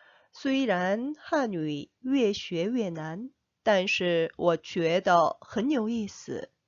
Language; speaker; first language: Chinese; non-native, fluent; Korean